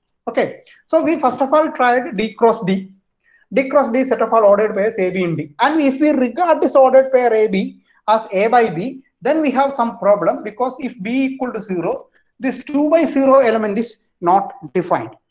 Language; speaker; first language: English; non-native, local second language; Malayalam